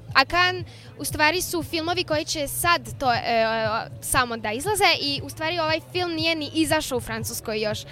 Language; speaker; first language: Serbian; early bilingual, heritage; Serbian